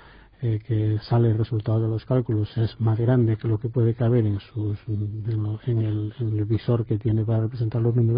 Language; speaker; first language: Spanish; native; Spanish